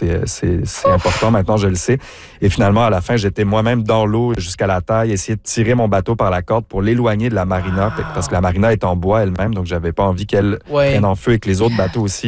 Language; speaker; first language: French; native; French